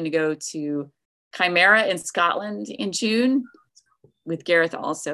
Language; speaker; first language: English; native; English